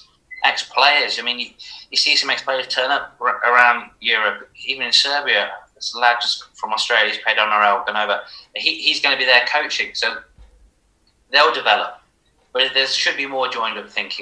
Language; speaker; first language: English; native; English